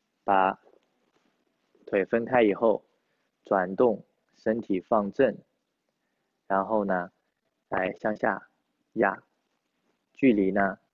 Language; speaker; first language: Chinese; native; Chinese